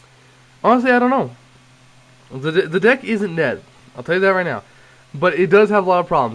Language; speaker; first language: English; native; English